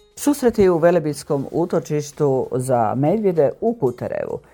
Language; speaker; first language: Croatian; native; Croatian